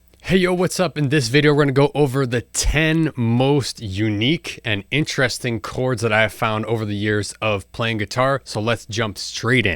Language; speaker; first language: English; native; English